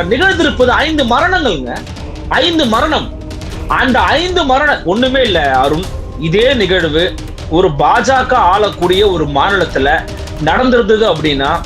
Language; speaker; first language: Tamil; native; Tamil